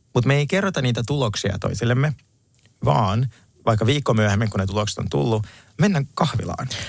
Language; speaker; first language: Finnish; native; Finnish